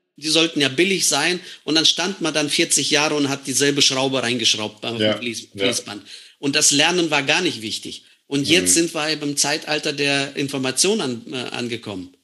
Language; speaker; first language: German; non-native, fluent; Estonian